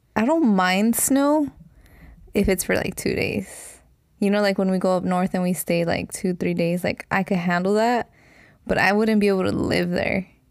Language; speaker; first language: English; early bilingual, other home language; Spanish